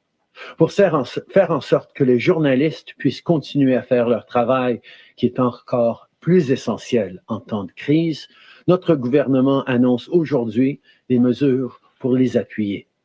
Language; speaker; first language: French; native; French